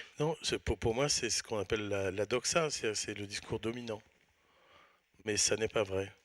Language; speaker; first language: French; native; French